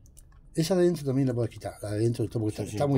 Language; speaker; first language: Spanish; native; Spanish